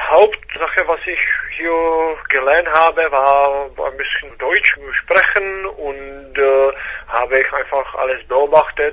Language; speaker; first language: German; non-native, fluent; Czech